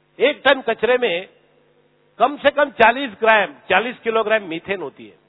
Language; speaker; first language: Hindi; non-native, local second language; Marathi